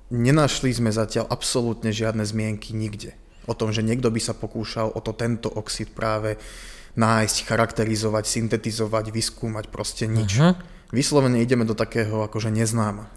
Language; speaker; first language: Slovak; native; Slovak